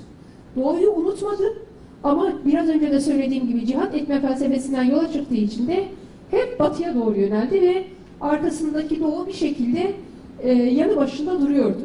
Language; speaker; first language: Turkish; native; Turkish